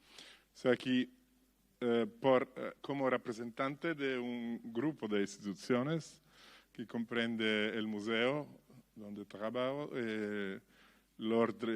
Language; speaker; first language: Spanish; non-native, learner; Italian